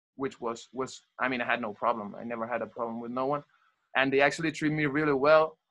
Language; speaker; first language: English; non-native, fluent; Spanish